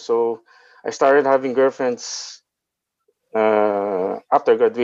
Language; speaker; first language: English; non-native, local second language; Filipino